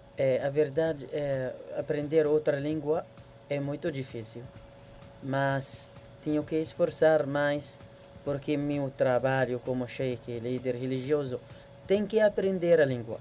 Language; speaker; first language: Portuguese; non-native, learner; Arabic